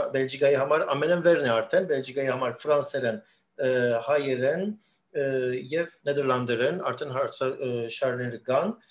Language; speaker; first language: Armenian; early bilingual, heritage; Armenian